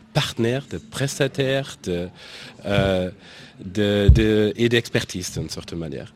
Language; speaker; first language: French; non-native, fluent; German